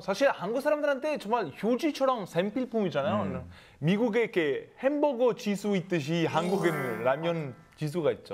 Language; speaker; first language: Korean; non-native, fluent; Italian